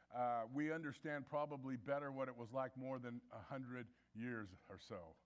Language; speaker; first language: English; native; English